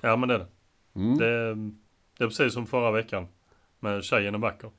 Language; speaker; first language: Swedish; native; Swedish